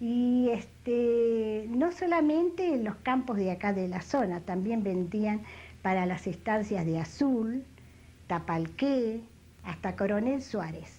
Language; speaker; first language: Spanish; native; Spanish